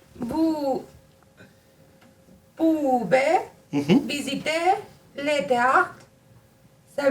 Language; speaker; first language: French; non-native, learner; Spanish